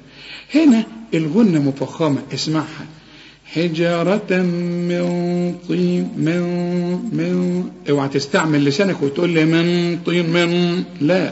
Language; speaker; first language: Arabic; native; Arabic